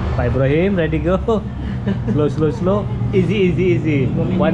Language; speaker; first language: English; non-native, learner; Indonesian